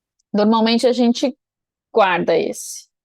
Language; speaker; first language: Portuguese; native; Portuguese